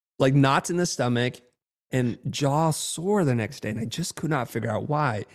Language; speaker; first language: English; early bilingual, other home language; Vietnamese